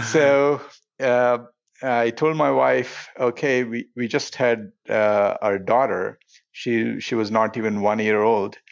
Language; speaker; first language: English; non-native, local second language; Telugu